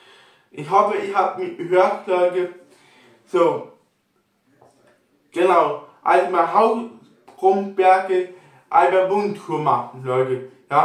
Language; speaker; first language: German; non-native, local second language; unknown